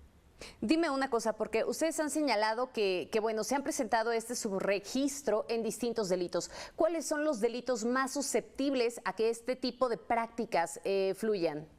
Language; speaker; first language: Spanish; native; Spanish